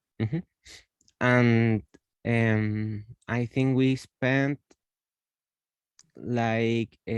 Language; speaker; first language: English; non-native, learner; Spanish